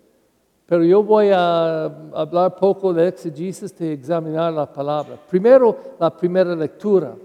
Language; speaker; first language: Spanish; non-native, learner; English